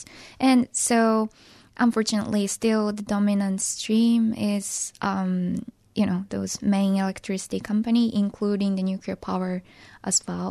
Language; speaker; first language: English; non-native, fluent; Japanese